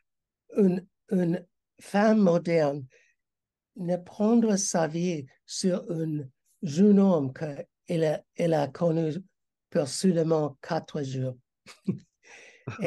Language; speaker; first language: French; non-native, learner; English